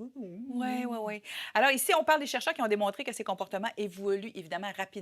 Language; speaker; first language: French; native; French